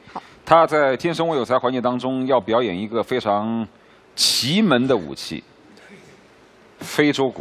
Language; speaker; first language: Chinese; native; Chinese